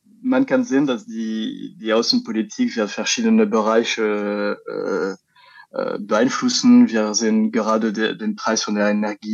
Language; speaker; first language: German; non-native, fluent; French